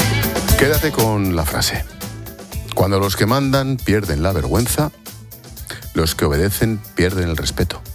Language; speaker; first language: Spanish; native; Spanish